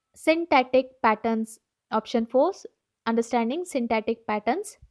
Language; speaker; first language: English; non-native, local second language; Kannada